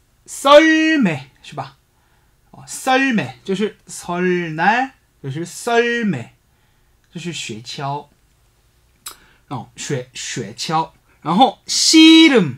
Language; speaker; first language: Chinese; non-native, fluent; Korean